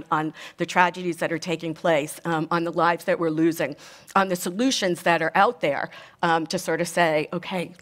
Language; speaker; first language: English; native; English